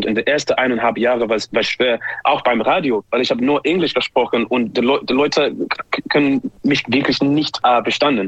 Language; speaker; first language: German; non-native, learner; English